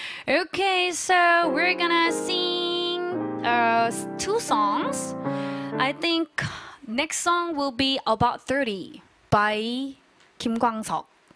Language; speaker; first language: English; non-native, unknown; Korean